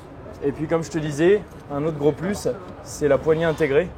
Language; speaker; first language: French; native; French